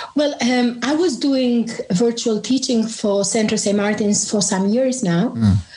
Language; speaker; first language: English; non-native, fluent; Albanian